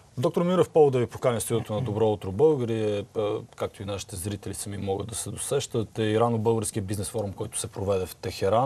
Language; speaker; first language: Bulgarian; native; Bulgarian